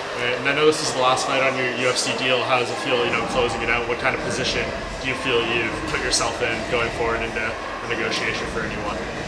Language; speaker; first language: English; native; English